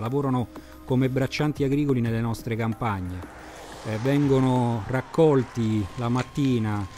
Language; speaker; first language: Italian; native; Italian